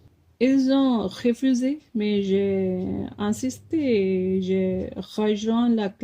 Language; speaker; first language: French; non-native, fluent; Punjabi